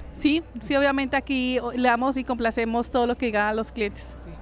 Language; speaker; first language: Spanish; native; Spanish